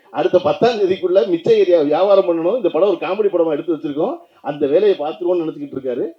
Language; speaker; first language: Tamil; native; Tamil